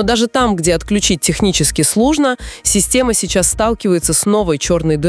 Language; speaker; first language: Russian; native; Russian